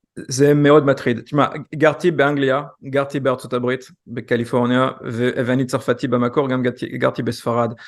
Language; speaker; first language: Hebrew; non-native, fluent; French